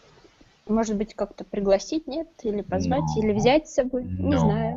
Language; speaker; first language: Russian; native; Russian